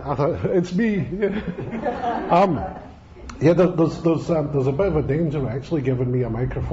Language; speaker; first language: English; native; English